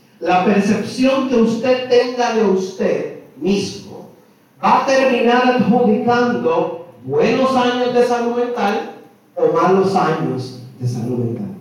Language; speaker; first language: Spanish; native; Spanish